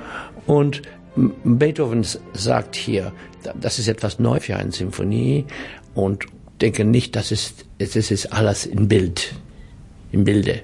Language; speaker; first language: German; non-native, fluent; English